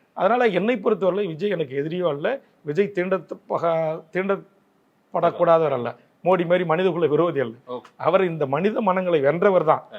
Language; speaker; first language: Tamil; native; Tamil